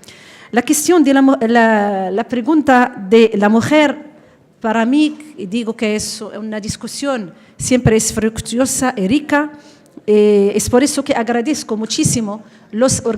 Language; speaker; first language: Spanish; non-native, fluent; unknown